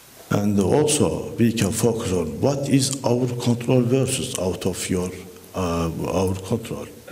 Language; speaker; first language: English; non-native, fluent; Turkish